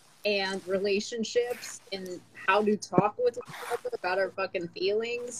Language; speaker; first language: English; non-native, local second language; Filipino